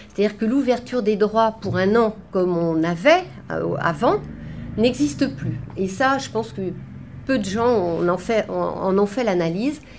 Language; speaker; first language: French; native; French